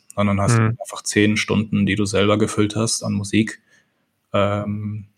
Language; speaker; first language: German; native; German